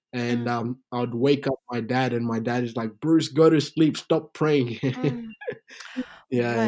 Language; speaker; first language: English; early bilingual, other home language; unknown